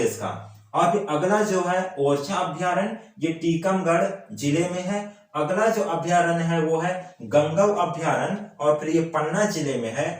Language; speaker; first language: Hindi; native; Hindi